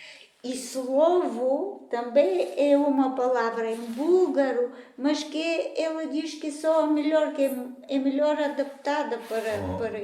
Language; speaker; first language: Portuguese; non-native, fluent; Bulgarian